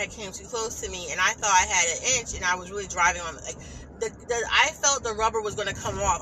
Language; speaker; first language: English; native; English